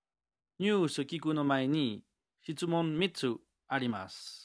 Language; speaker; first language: Japanese; non-native, learner; French